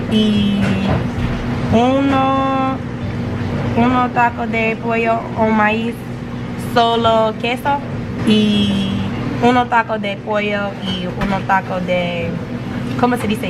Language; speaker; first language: Spanish; non-native, learner; English